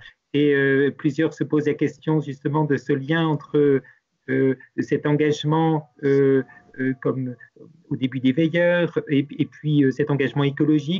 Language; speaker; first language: French; native; French